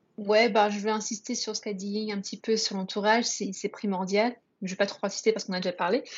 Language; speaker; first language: French; native; French